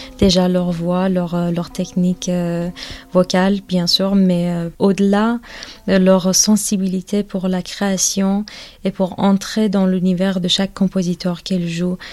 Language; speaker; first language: French; non-native, fluent; Persian